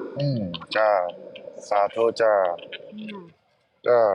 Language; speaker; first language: Thai; native; Thai